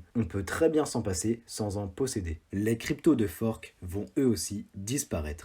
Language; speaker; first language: French; native; French